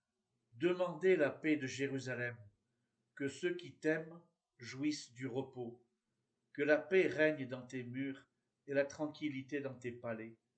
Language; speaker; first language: French; native; French